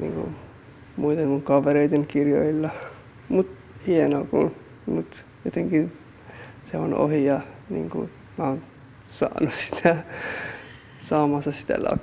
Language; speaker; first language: Finnish; non-native, fluent; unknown